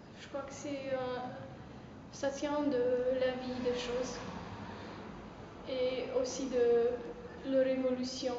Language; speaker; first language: French; non-native, fluent; Romanian